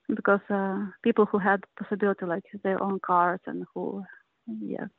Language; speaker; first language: English; non-native, learner; Ukrainian